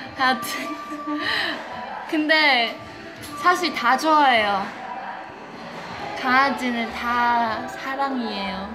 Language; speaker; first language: Korean; non-native, fluent; Chinese